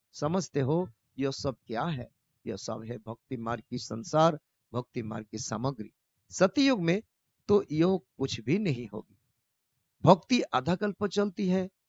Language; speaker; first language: Hindi; non-native, local second language; Bangla